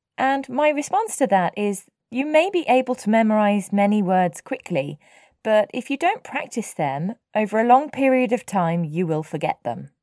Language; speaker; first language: English; native; English